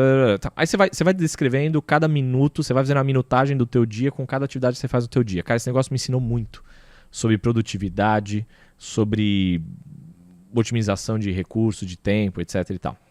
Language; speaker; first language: Portuguese; native; Portuguese